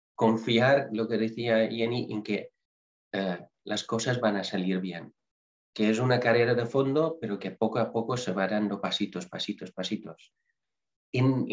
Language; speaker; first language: Spanish; non-native, fluent; Dutch